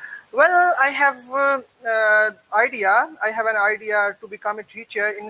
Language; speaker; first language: English; non-native, learner; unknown